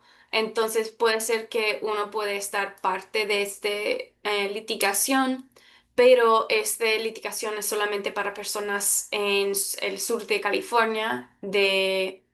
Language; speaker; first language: Spanish; early bilingual, heritage; Spanish